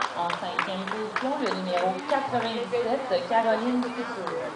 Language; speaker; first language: French; native; French